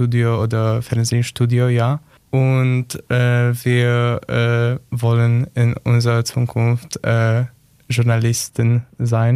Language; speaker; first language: German; non-native, learner; Polish